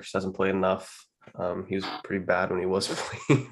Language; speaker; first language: English; native; English